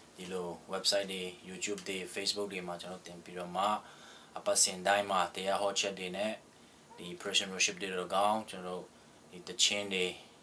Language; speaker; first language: Burmese; non-native, local second language; Tedim Chin